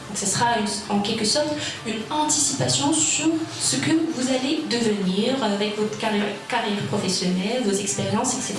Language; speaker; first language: French; non-native, local second language; Arabic